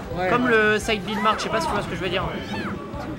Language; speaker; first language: French; native; French